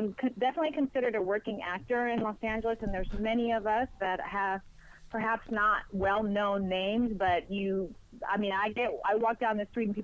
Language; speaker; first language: English; non-native, fluent; Spanish